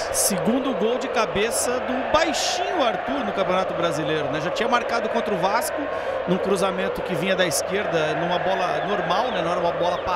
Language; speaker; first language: Portuguese; native; Portuguese